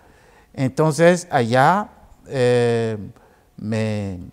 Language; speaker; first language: Spanish; non-native, fluent; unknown